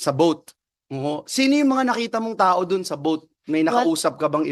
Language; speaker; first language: Filipino; native; Filipino